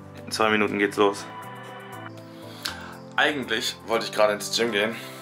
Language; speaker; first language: German; native; German